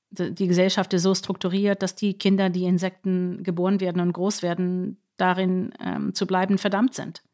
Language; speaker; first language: German; non-native, fluent; English